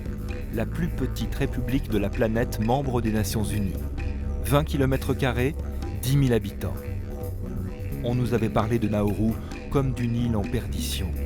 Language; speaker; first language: French; native; French